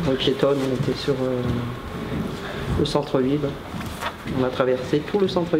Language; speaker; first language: French; native; French